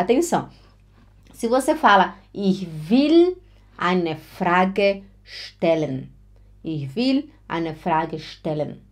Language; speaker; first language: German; non-native, fluent; Portuguese